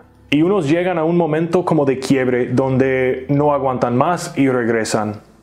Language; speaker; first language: Spanish; native; Spanish